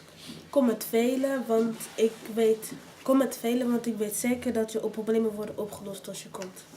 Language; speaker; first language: Dutch; early bilingual, other home language; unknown